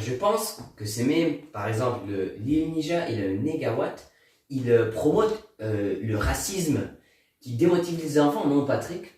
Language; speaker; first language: French; non-native, learner; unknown